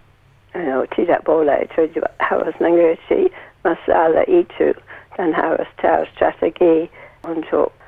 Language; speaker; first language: Indonesian; non-native, learner; English